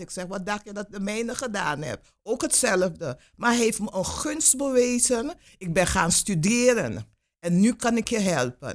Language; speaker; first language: Dutch; non-native, local second language; Papiamento